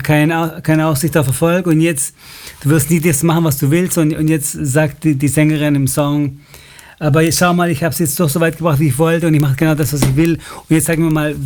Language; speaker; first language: German; native; German